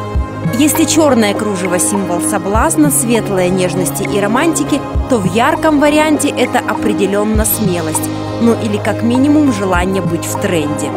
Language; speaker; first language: Russian; native; Russian